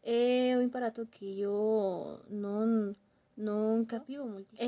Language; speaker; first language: Italian; non-native, learner; Spanish